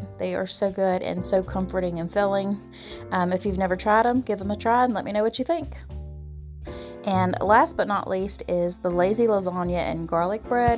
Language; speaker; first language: English; native; English